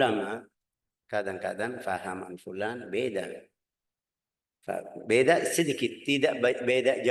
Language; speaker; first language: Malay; non-native, fluent; Arabic